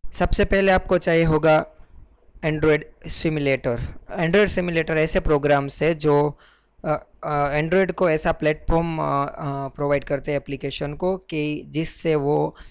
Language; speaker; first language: Hindi; non-native, local second language; Gujarati